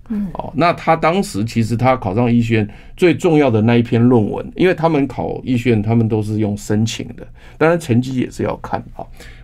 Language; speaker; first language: Chinese; native; Chinese